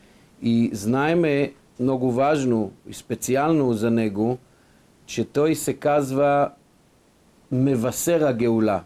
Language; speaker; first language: Bulgarian; non-native, fluent; Hebrew